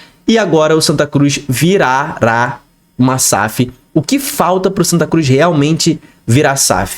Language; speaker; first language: Portuguese; native; Portuguese